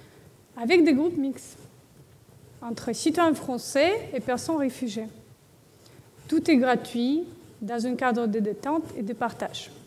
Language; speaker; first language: French; non-native, learner; Russian